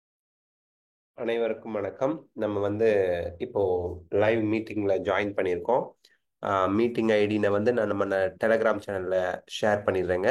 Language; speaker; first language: Tamil; native; Tamil